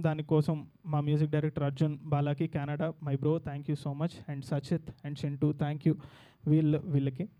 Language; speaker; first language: Telugu; native; Telugu